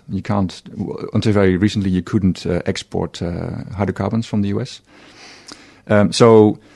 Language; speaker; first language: English; non-native, fluent; Dutch